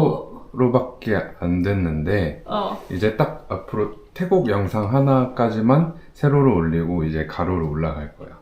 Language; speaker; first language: Korean; native; Korean